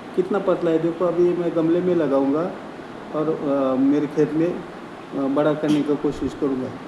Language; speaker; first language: Hindi; non-native, local second language; Marathi